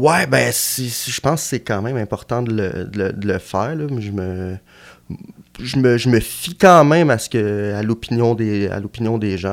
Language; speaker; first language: French; native; French